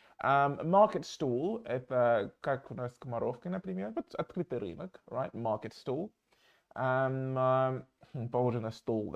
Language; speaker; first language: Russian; non-native, fluent; English